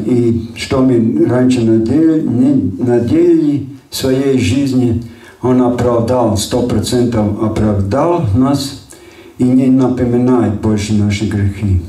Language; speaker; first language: Russian; non-native, local second language; Latvian